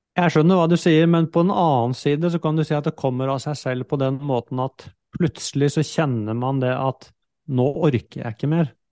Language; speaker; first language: Norwegian; native; Norwegian